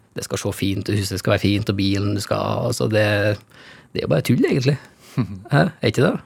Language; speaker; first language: Norwegian; native; Norwegian